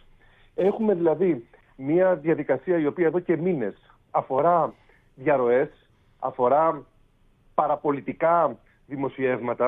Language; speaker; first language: Greek; native; Greek